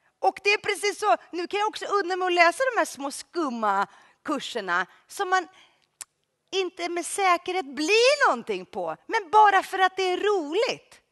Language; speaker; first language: Swedish; early bilingual, other home language; Greek